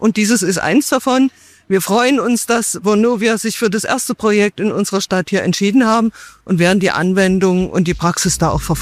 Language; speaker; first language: German; native; German